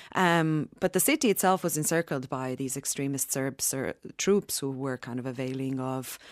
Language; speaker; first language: English; non-native, fluent; Bosnian